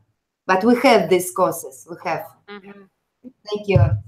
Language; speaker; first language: English; non-native, fluent; Uzbek